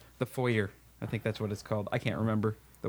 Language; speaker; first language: English; native; English